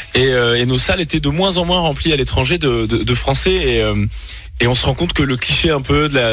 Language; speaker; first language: French; native; French